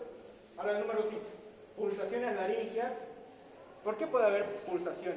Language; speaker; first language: Spanish; native; Spanish